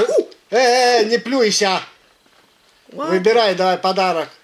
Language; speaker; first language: Russian; early bilingual, heritage; Russian